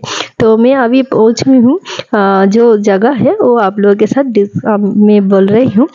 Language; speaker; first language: Hindi; non-native, local second language; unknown